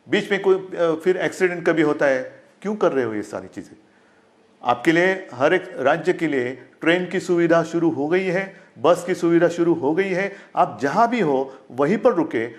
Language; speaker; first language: Hindi; non-native, local second language; Marathi